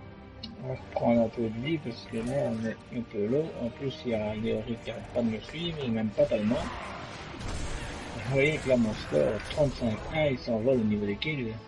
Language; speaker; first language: French; native; French